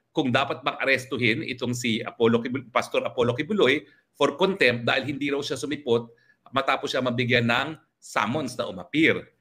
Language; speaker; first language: Filipino; native; Filipino